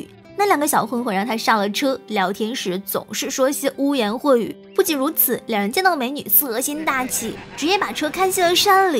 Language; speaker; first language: Chinese; native; Chinese